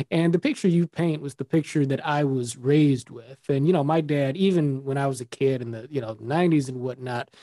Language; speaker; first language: English; native; English